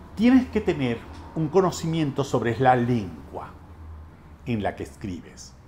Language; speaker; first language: Spanish; native; Spanish